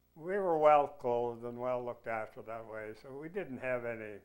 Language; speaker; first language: English; native; English